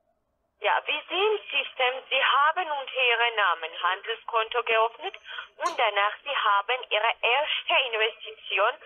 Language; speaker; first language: German; non-native, learner; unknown